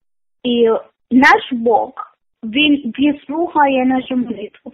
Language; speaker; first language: Ukrainian; non-native, learner; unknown